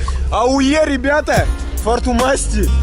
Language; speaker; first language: Russian; native; Russian